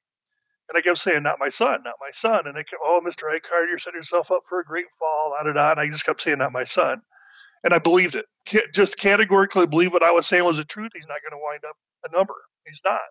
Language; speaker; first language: English; native; English